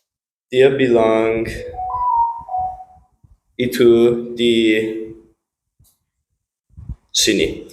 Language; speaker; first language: Indonesian; non-native, learner; English